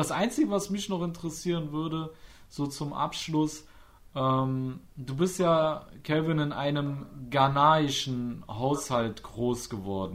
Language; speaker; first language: German; native; German